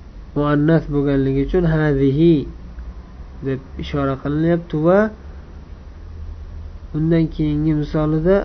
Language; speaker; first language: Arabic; non-native, fluent; Uzbek